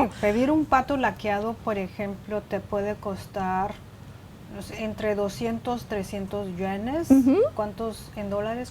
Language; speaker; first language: Spanish; non-native, fluent; Chinese